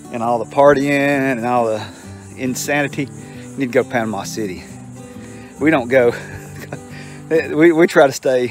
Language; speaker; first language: English; native; English